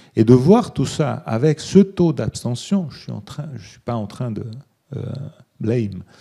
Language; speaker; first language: French; early bilingual, other home language; Italian